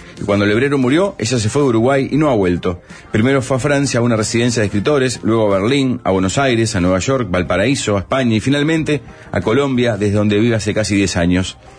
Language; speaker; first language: Spanish; native; Spanish